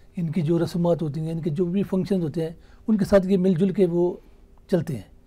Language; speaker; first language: Urdu; native; Urdu